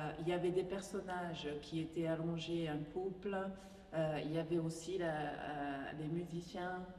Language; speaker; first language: French; non-native, fluent; Japanese